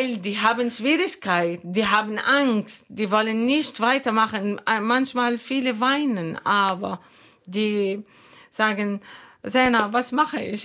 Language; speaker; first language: German; non-native, learner; Arabic